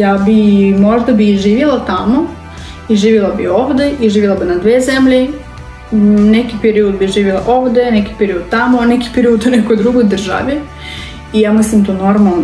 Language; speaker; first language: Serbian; non-native, learner; Russian